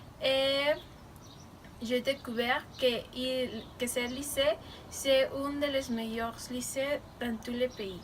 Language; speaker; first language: French; non-native, learner; Spanish